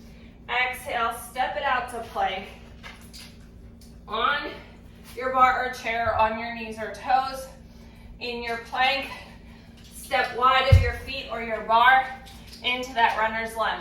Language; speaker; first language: English; native; English